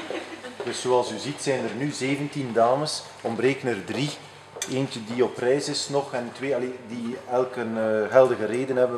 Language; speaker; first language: Dutch; native; Dutch